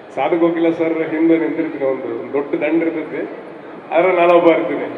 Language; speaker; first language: Kannada; native; Kannada